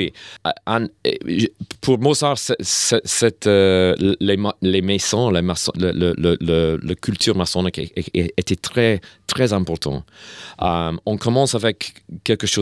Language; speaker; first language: French; non-native, learner; English